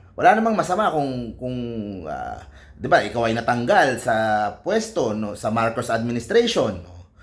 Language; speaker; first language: Filipino; native; Filipino